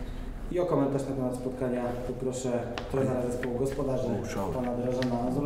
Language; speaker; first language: Polish; native; Polish